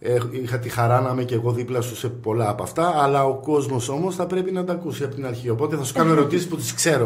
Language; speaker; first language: Greek; native; Greek